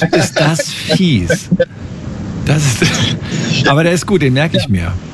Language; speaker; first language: German; native; German